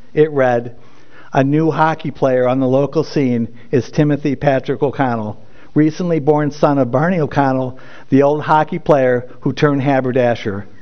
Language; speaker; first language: English; native; English